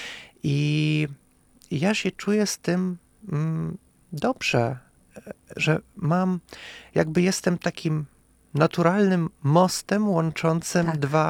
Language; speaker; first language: Polish; non-native, fluent; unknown